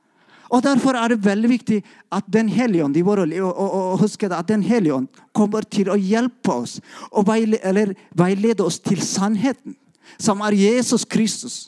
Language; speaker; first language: Norwegian; non-native, fluent; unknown